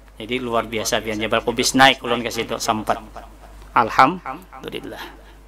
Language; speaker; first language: Indonesian; non-native, local second language; Banjar